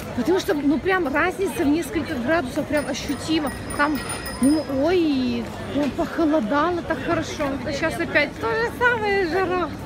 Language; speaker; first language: Russian; non-native, local second language; Ukrainian